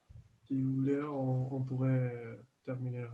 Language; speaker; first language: French; non-native, fluent; Spanish